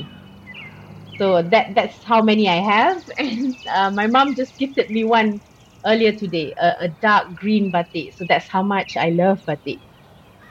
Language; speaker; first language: English; non-native, local second language; Malay